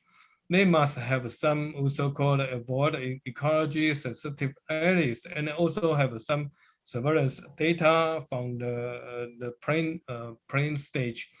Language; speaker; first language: English; non-native, learner; Chinese